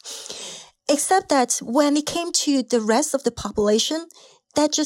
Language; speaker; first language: English; non-native, local second language; Cantonese